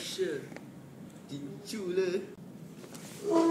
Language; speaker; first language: Chinese; non-native, learner; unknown